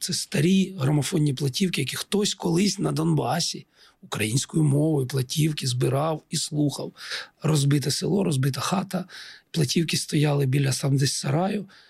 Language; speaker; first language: Ukrainian; non-native, local second language; Russian